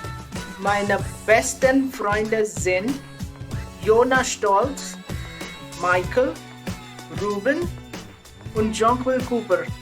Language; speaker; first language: German; non-native, fluent; Marathi